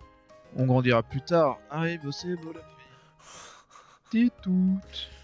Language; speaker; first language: French; native; French